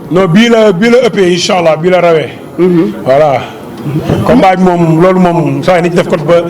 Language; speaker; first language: Wolof; native; Wolof